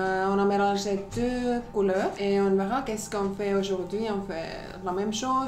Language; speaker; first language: French; non-native, fluent; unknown